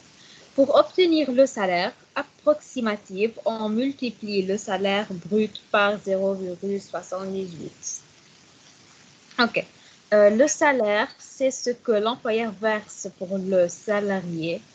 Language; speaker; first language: French; non-native, learner; Arabic